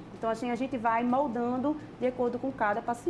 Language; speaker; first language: Portuguese; native; Portuguese